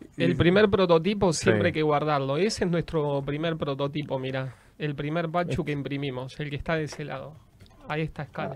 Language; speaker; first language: Spanish; native; Spanish